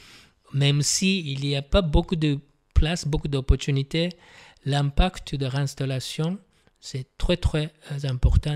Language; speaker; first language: French; non-native, fluent; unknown